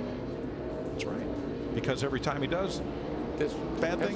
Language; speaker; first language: English; native; English